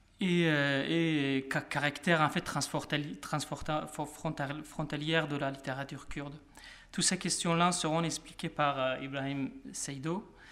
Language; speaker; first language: French; non-native, fluent; Kurdish